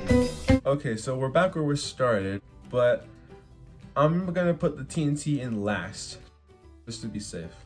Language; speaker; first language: English; native; English